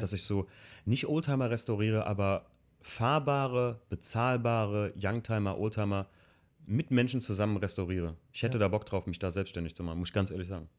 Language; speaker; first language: German; native; German